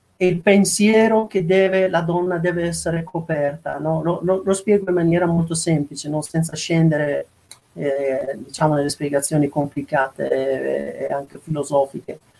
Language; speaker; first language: Italian; non-native, fluent; Persian